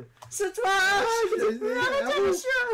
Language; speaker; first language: French; native; French